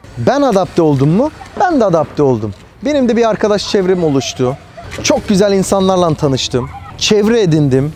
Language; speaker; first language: Turkish; early bilingual, heritage; Turkish